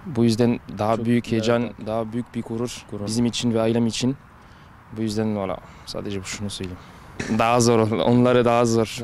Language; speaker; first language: Turkish; early bilingual, heritage; French